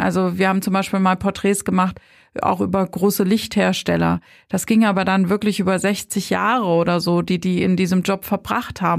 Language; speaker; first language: German; native; German